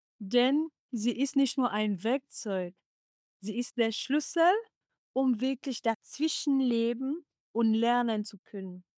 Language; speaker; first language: German; non-native, fluent; French